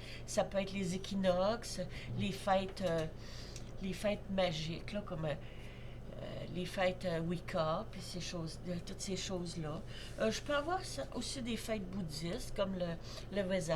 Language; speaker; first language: French; native; French